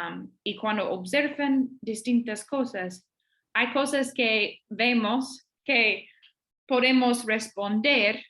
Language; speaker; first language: Spanish; non-native, fluent; English